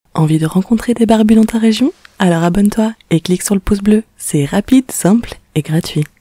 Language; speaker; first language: French; native; French